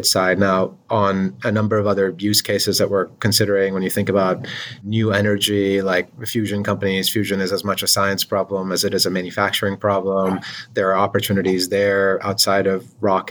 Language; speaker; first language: English; non-native, local second language; Urdu